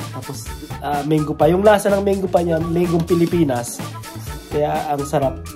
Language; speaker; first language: Filipino; non-native, local second language; Bikol